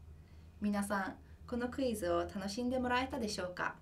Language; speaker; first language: Japanese; non-native, fluent; English